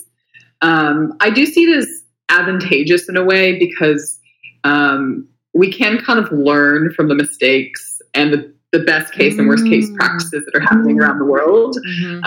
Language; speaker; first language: English; native; English